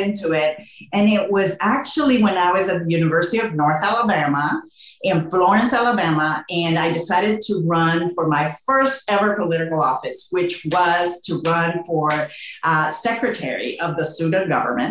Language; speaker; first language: English; non-native, fluent; Spanish